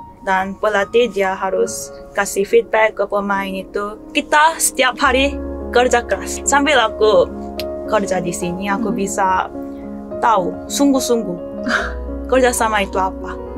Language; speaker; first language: Indonesian; non-native, fluent; Korean